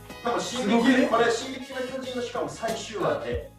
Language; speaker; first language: Japanese; native; Japanese